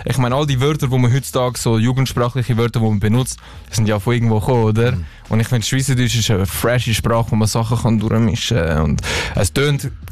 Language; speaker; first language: Swiss German; non-native, local second language; English